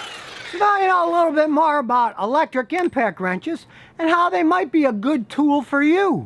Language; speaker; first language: English; native; English